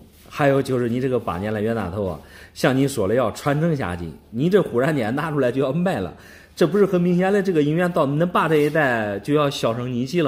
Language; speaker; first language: Chinese; native; Chinese